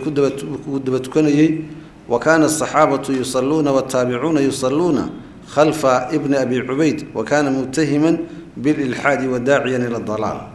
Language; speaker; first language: Arabic; non-native, fluent; Somali